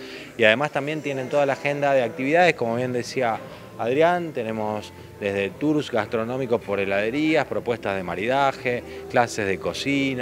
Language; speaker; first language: Spanish; native; Spanish